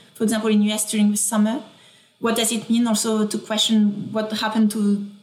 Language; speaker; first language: English; non-native, fluent; French